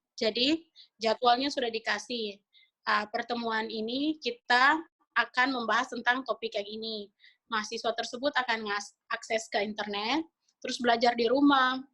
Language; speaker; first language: Indonesian; native; Indonesian